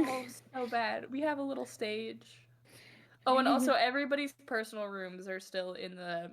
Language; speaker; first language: English; native; English